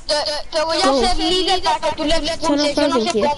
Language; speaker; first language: Spanish; native; Spanish